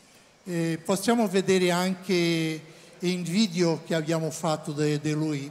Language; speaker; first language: Italian; non-native, learner; Portuguese